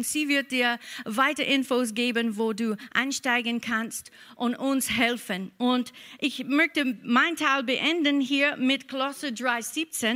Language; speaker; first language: German; non-native, fluent; English